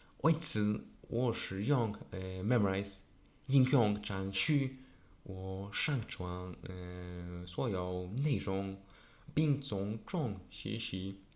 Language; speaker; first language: Chinese; non-native, learner; Polish